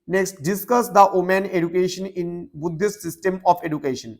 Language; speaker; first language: English; non-native, local second language; Bangla